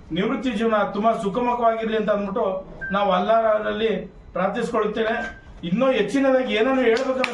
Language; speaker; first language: Kannada; native; Kannada